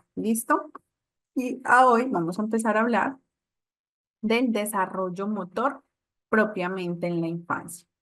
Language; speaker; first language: Spanish; native; Spanish